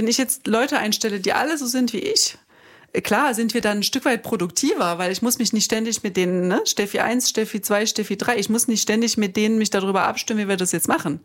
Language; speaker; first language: German; native; German